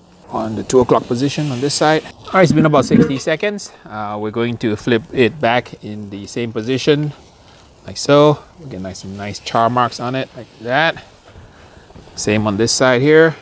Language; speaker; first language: English; native; English